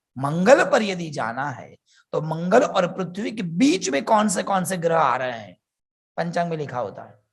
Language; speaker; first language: Hindi; non-native, local second language; Gujarati